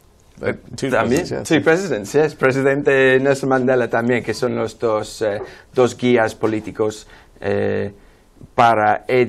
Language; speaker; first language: Spanish; non-native, fluent; English